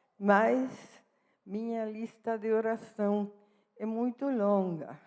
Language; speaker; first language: Portuguese; non-native, fluent; Spanish